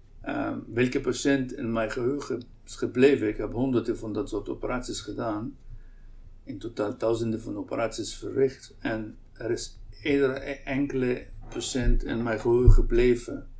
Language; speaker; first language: Dutch; non-native, local second language; Arabic